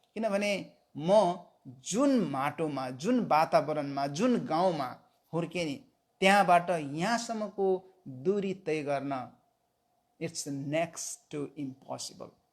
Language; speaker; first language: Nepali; non-native, local second language; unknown